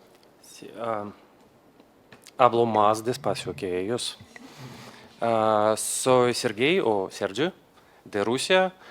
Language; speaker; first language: Spanish; non-native, learner; Russian